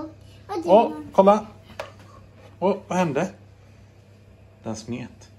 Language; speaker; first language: Swedish; native; Swedish